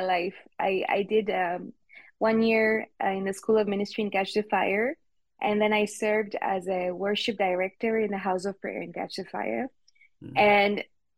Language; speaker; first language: English; non-native, fluent; French